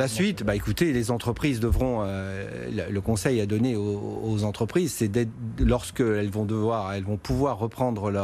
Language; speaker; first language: French; native; French